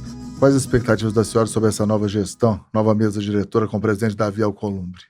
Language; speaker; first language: Portuguese; native; Portuguese